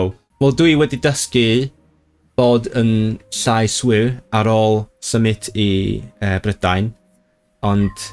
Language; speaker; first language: Welsh; non-native, learner; Cantonese